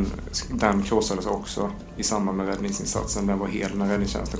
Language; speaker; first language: Swedish; native; Swedish